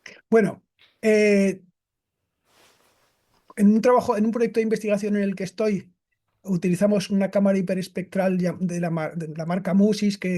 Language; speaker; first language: Spanish; native; Spanish